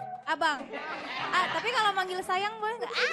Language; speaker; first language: Indonesian; native; Indonesian